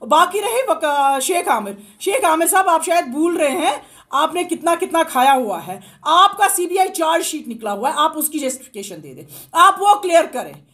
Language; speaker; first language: Hindi; non-native, local second language; Kashmiri